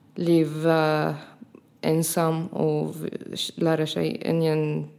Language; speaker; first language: Swedish; non-native, learner; Arabic